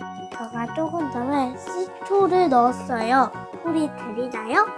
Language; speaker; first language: Korean; native; Korean